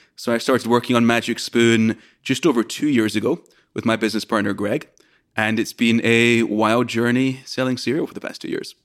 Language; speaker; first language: English; native; English